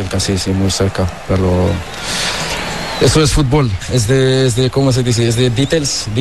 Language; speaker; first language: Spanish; non-native, learner; Portuguese